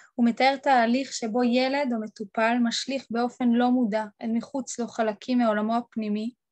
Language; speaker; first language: Hebrew; non-native, fluent; Russian